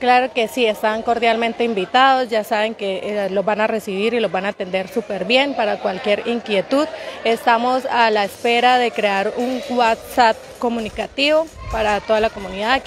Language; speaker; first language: Spanish; native; Spanish